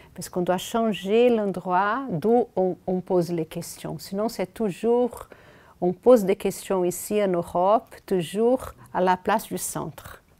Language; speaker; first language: French; non-native, fluent; Portuguese